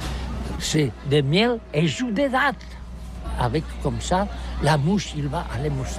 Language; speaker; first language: French; non-native, learner; Catalan